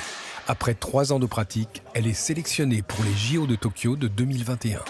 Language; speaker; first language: French; native; French